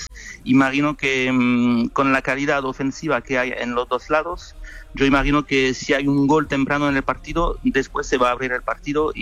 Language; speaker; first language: Spanish; non-native, fluent; French